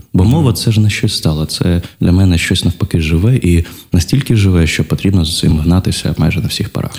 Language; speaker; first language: Ukrainian; non-native, local second language; Russian